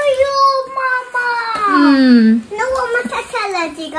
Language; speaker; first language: Chinese; early bilingual, heritage; Chinese